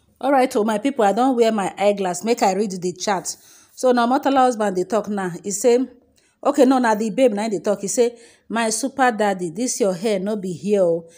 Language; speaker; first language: Nigerian Pidgin; non-native, local second language; Yoruba